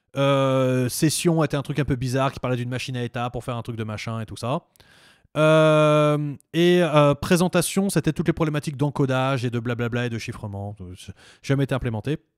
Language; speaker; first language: French; native; French